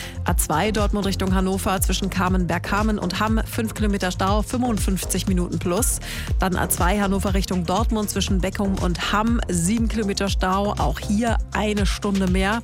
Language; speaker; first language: German; native; German